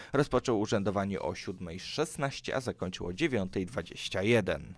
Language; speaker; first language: Polish; native; Polish